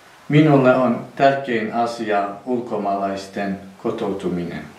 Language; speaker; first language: Finnish; non-native, fluent; Central Kurdish